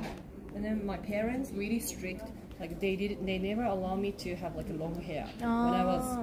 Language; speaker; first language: English; non-native, learner; Japanese